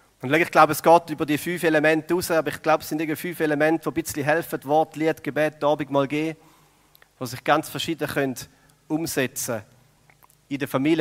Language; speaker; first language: German; native; German